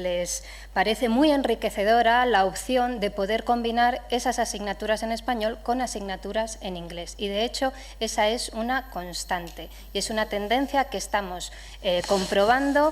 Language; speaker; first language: Spanish; native; Spanish